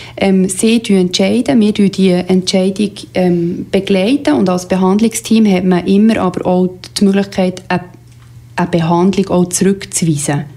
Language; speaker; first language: German; native; German